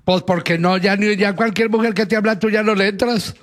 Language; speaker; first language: Spanish; native; Spanish